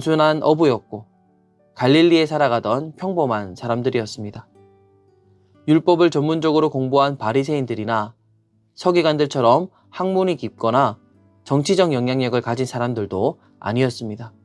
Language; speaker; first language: Korean; native; Korean